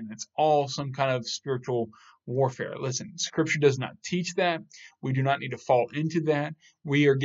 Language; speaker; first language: English; native; English